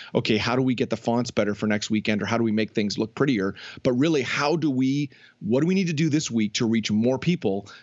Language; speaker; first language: English; native; English